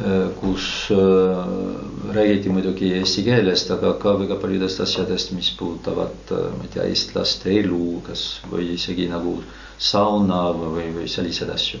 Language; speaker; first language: Estonian; non-native, fluent; French